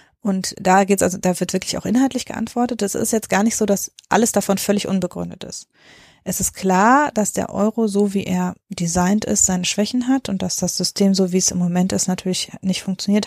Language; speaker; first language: German; native; German